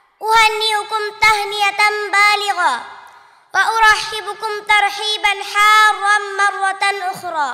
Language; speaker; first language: Arabic; non-native, learner; Bangla